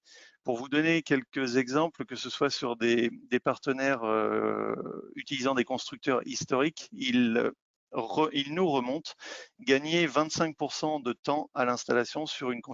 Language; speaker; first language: French; native; French